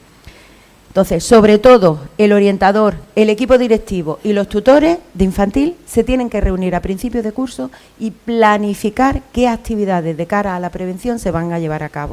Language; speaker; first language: Spanish; native; Spanish